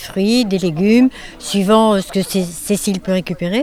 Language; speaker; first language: French; native; French